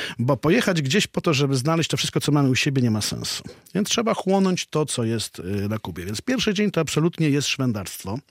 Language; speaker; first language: Polish; native; Polish